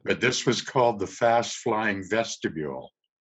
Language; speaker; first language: English; native; English